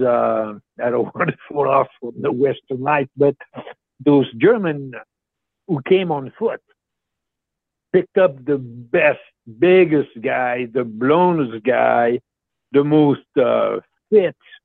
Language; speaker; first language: English; non-native, fluent; French